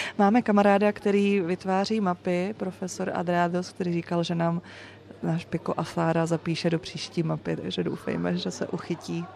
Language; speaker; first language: Czech; native; Czech